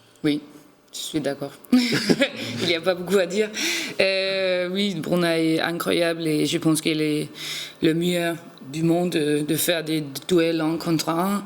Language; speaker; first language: French; non-native, learner; Danish